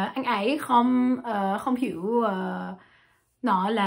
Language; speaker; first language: Vietnamese; non-native, learner; French